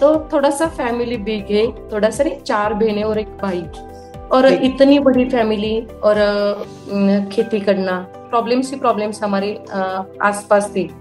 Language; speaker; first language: Hindi; native; Hindi